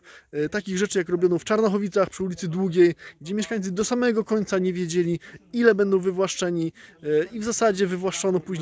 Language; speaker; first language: Polish; native; Polish